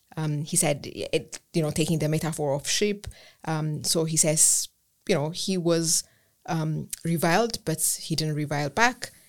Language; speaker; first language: English; non-native, fluent; Amharic